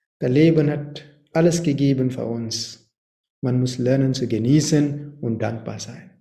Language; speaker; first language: German; non-native, learner; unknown